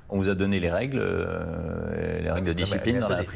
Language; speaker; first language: French; native; French